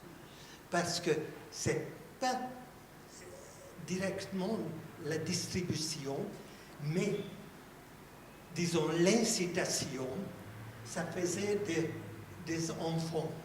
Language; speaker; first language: French; non-native, fluent; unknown